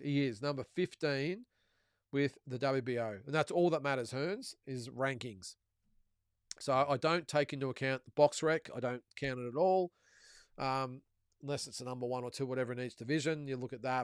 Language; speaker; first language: English; native; English